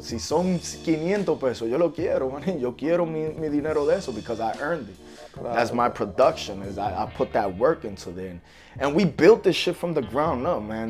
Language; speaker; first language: English; early bilingual, other home language; Spanish